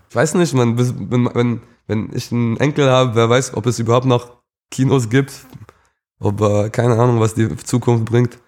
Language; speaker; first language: German; early bilingual, other home language; English